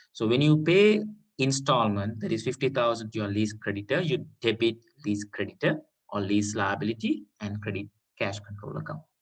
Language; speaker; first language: English; non-native, local second language; Sinhala